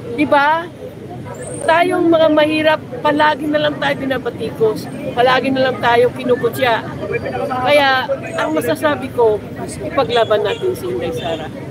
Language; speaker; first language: Filipino; non-native, local second language; Cebuano